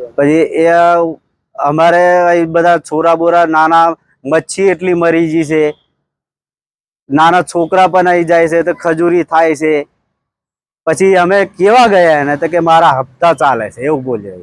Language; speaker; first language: Gujarati; native; Gujarati